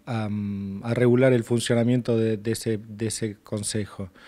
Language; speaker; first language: Spanish; native; Spanish